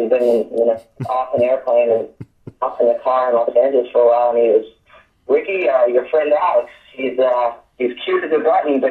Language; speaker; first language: English; native; English